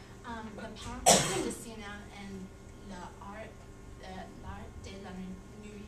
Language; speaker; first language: French; non-native, learner; English